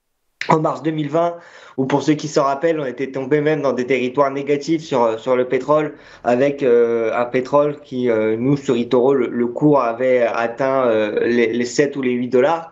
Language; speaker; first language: French; native; French